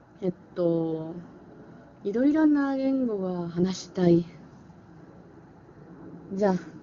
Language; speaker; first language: Japanese; non-native, learner; Spanish